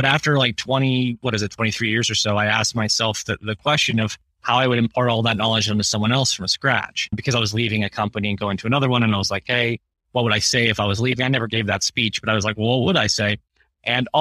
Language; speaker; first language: English; native; English